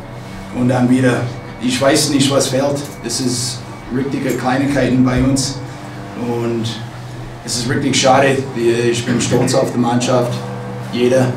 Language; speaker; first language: German; non-native, fluent; English